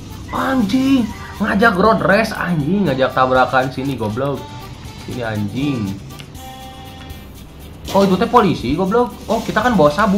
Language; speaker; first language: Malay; non-native, local second language; Sundanese